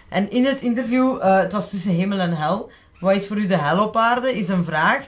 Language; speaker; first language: Dutch; native; Dutch